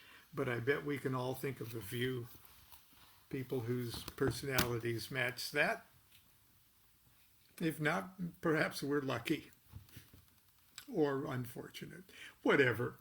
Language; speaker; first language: English; native; English